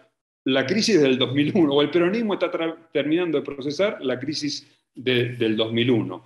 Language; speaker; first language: Spanish; native; Spanish